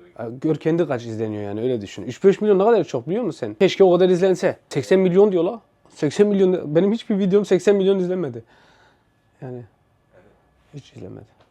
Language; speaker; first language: Turkish; early bilingual, heritage; Turkish